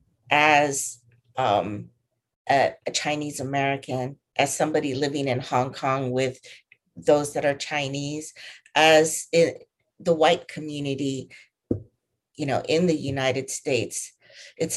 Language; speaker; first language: English; native; English